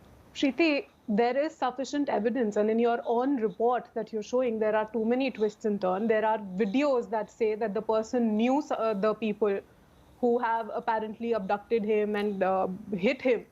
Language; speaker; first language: English; non-native, local second language; Hindi